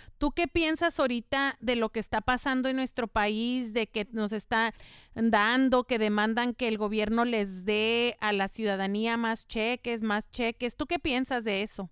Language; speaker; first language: Spanish; native; Spanish